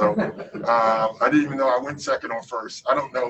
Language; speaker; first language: English; native; English